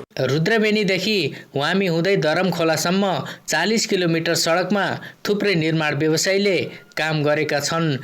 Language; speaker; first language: Nepali; native; Nepali